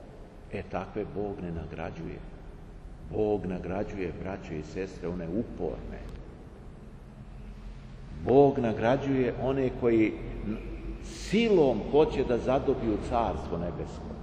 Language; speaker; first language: Serbian; native; Serbian